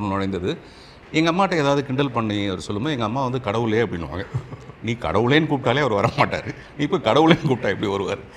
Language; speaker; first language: Tamil; non-native, local second language; Telugu